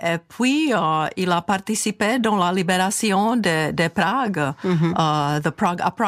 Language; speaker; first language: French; non-native, fluent; Czech